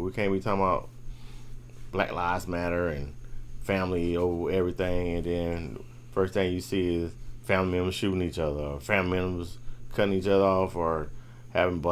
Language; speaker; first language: English; native; English